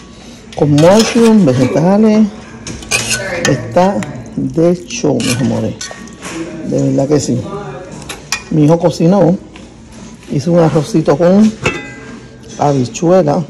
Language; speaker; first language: Spanish; native; Spanish